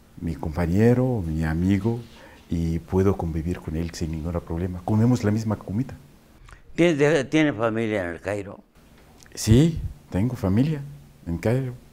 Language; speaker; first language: Spanish; non-native, fluent; Arabic